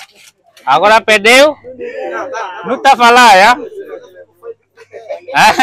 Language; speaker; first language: Portuguese; non-native, learner; Vietnamese